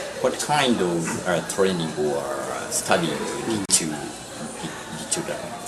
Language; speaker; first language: English; non-native, learner; Japanese